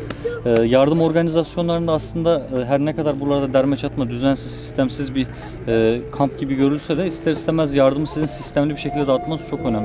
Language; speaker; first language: Turkish; native; Turkish